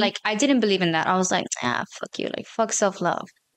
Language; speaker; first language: English; early bilingual, other home language; Spanish